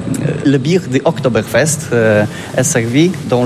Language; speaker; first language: French; non-native, learner; Polish